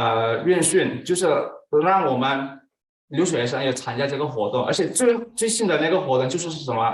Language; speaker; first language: Chinese; non-native, fluent; Indonesian